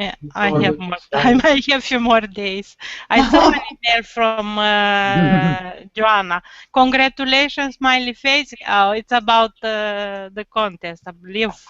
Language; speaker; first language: English; non-native, learner; Romanian